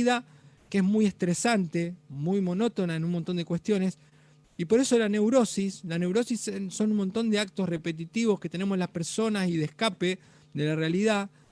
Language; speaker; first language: Spanish; native; Spanish